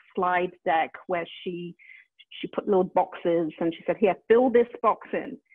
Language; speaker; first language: English; native; English